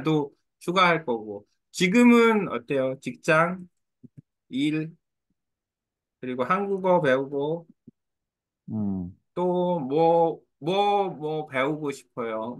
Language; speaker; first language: Korean; native; Korean